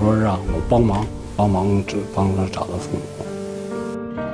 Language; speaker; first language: Chinese; native; Chinese